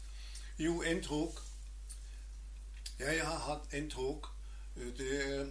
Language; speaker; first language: Danish; non-native, learner; German